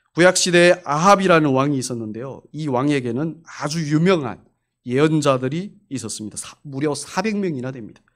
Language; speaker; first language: Korean; native; Korean